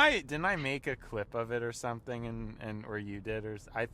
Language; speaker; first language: English; native; English